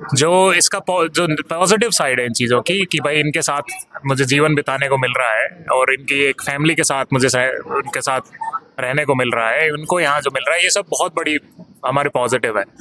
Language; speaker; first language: Hindi; native; Hindi